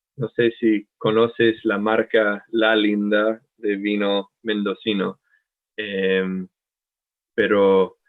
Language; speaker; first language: Spanish; non-native, learner; English